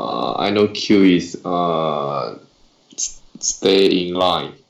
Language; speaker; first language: English; non-native, learner; Chinese